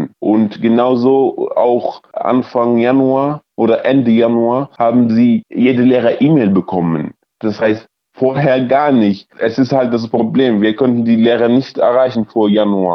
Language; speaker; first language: German; early bilingual, other home language; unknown